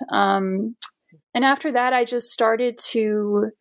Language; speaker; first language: English; non-native, fluent; Portuguese